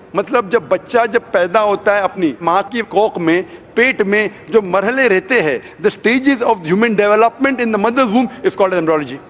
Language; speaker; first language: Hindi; non-native, local second language; Konkani